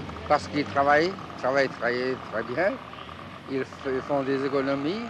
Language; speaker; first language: French; non-native, fluent; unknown